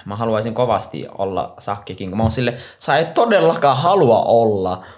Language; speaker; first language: Finnish; non-native, fluent; Somali